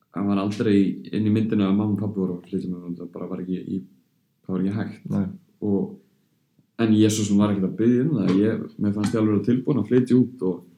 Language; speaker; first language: Icelandic; early bilingual, heritage; Icelandic